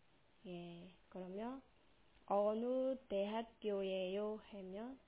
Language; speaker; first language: Korean; non-native, local second language; Burmese